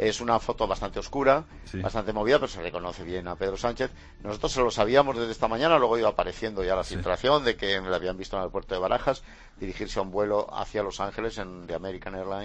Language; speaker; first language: Spanish; native; Spanish